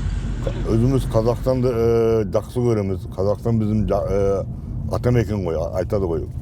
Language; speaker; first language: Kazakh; early bilingual, heritage; German